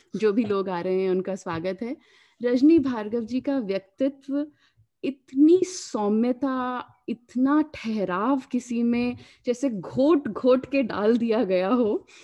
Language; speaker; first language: Hindi; native; Hindi